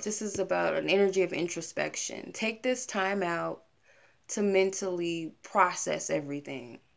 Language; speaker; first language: English; native; English